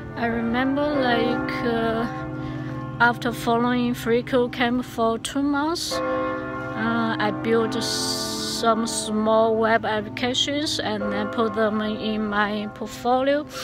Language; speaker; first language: English; non-native, learner; Chinese